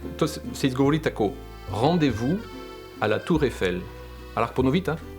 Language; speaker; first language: Slovenian; non-native, fluent; French